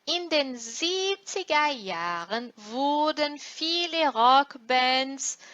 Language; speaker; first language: German; non-native, fluent; Portuguese